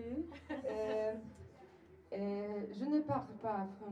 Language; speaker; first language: French; non-native, learner; Polish